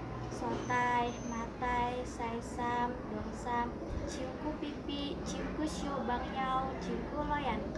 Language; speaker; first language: Cantonese; non-native, learner; Indonesian